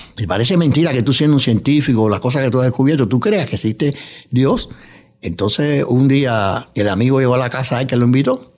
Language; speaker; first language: Spanish; native; Spanish